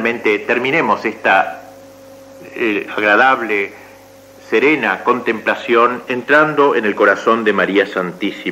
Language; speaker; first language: Spanish; native; Spanish